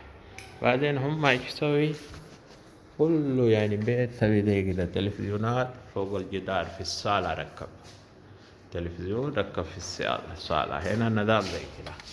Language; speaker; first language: Arabic; non-native, learner; Urdu